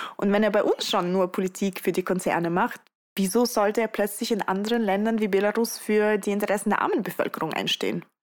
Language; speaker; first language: German; early bilingual, other home language; Russian